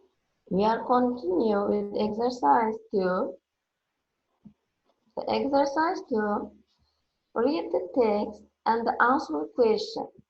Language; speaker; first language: English; non-native, fluent; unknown